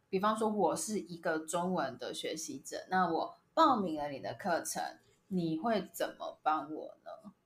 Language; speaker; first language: Chinese; native; Chinese